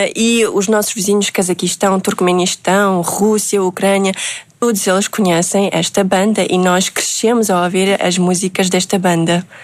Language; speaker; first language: Portuguese; early bilingual, other home language; Uzbek